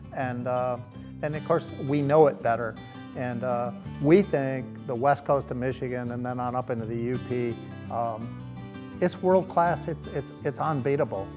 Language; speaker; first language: English; native; English